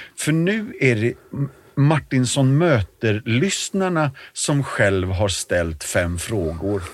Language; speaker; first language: Swedish; native; Swedish